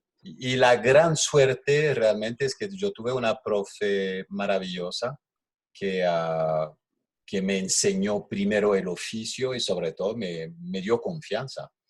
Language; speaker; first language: Spanish; non-native, fluent; French